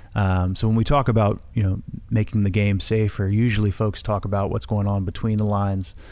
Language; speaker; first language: English; native; English